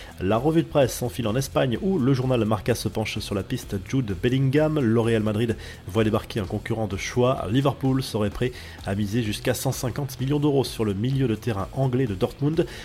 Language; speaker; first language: French; native; French